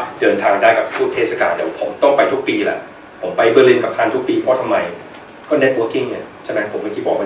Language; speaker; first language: Thai; early bilingual, heritage; Thai